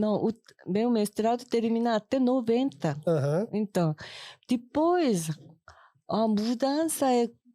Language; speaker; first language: Portuguese; non-native, fluent; Korean